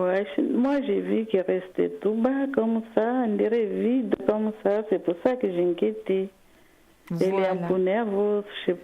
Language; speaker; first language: French; non-native, learner; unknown